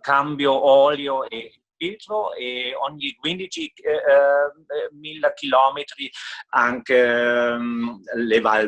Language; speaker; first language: Italian; non-native, fluent; German